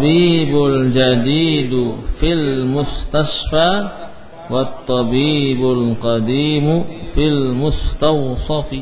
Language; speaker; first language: Arabic; non-native, fluent; Indonesian